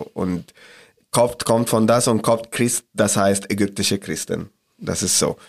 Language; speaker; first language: German; non-native, learner; Arabic